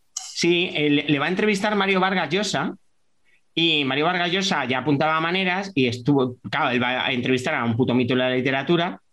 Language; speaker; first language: Spanish; native; Spanish